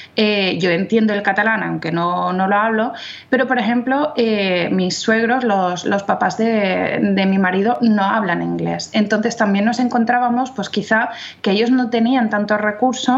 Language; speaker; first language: Spanish; non-native, fluent; English